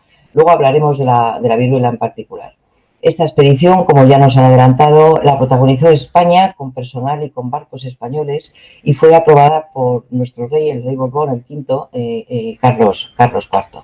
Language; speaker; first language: Spanish; native; Spanish